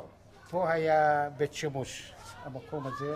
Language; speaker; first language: Hebrew; non-native, local second language; Armenian